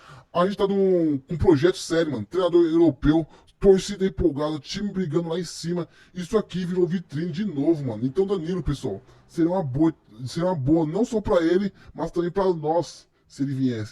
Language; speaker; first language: Portuguese; native; Portuguese